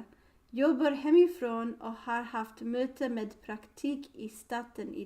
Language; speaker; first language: Swedish; non-native, learner; English